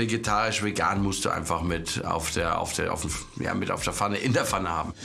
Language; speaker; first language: German; native; German